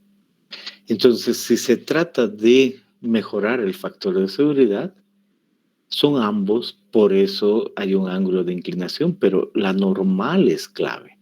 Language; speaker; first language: Spanish; native; Spanish